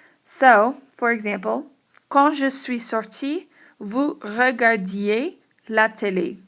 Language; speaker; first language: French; non-native, fluent; English